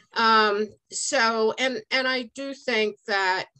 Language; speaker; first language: English; native; English